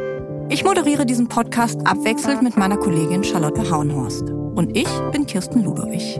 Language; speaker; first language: German; native; German